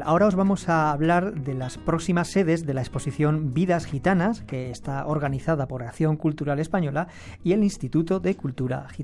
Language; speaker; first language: Spanish; native; Spanish